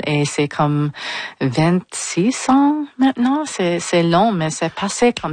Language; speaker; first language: French; non-native, fluent; English